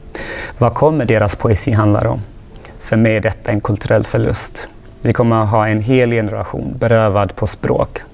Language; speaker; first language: Swedish; non-native, fluent; Tigrinya